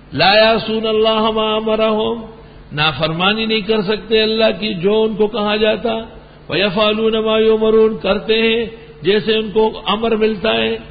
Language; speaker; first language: Urdu; non-native, local second language; Pashto